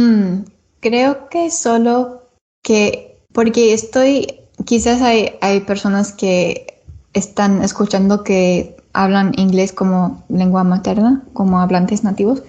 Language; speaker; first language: Spanish; non-native, learner; English